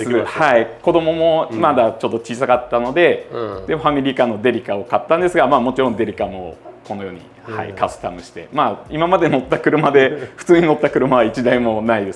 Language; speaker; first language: Japanese; native; Japanese